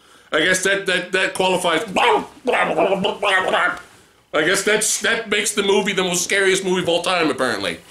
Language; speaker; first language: English; native; English